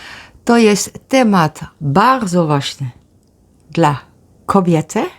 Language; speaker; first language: Polish; early bilingual, heritage; Polish